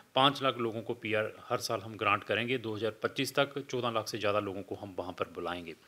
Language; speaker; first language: Hindi; non-native, local second language; Punjabi